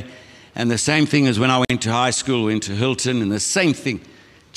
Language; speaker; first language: English; native; English